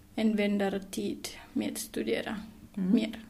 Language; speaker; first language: Swedish; non-native, learner; Indonesian